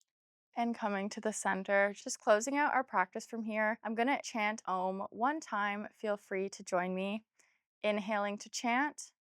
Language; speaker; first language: English; native; English